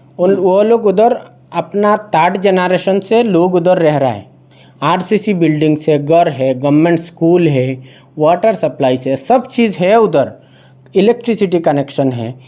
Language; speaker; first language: Hindi; non-native, local second language; Bangla